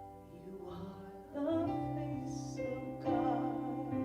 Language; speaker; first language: English; native; English